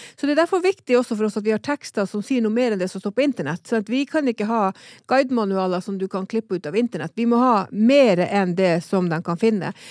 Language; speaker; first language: Norwegian; native; Norwegian